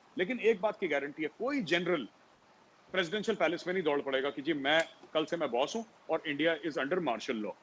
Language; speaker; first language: Hindi; native; Hindi